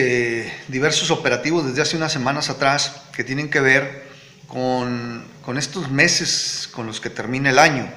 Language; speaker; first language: Spanish; native; Spanish